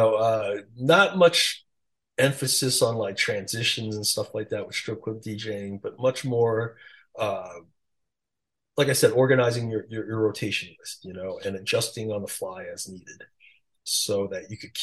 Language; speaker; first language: English; early bilingual, other home language; Chinese